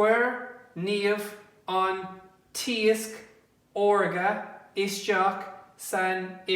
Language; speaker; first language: Irish; non-native, local second language; English